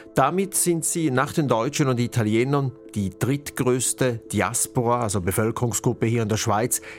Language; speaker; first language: German; native; German